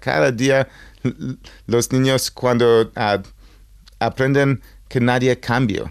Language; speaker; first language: Spanish; non-native, learner; English